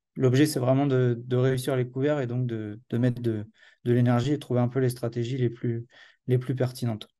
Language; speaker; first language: French; native; French